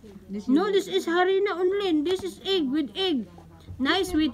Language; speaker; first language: English; non-native, learner; Cebuano